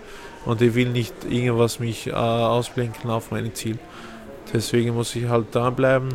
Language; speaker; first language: German; non-native, fluent; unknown